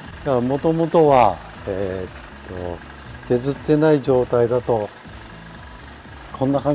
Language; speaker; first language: Japanese; native; Japanese